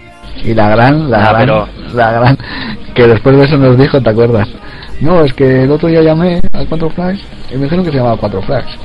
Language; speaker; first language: Spanish; native; Spanish